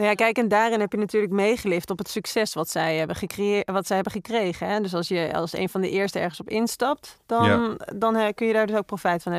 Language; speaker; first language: Dutch; native; Dutch